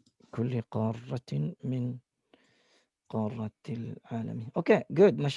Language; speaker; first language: Arabic; non-native, fluent; English